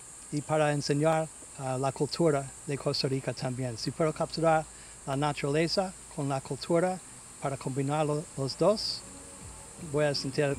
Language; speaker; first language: Spanish; non-native, learner; English